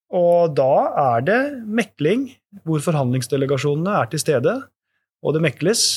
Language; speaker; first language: Norwegian; native; Norwegian